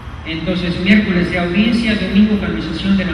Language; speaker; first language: Spanish; native; Spanish